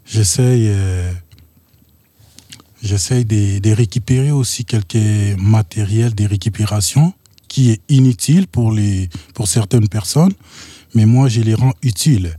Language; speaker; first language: French; non-native, local second language; Lingala